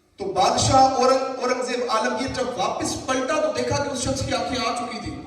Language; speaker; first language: Urdu; native; Urdu